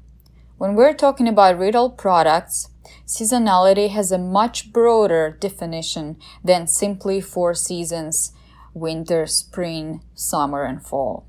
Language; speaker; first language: English; non-native, fluent; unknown